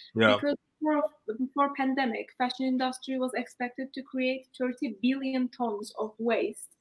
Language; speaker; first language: English; non-native, fluent; Turkish